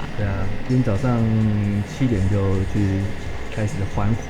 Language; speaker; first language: Chinese; native; Chinese